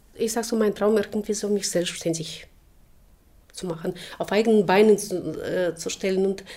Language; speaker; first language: German; non-native, fluent; Russian